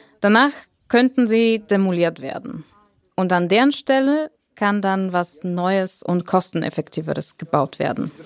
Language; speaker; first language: German; non-native, fluent; Bulgarian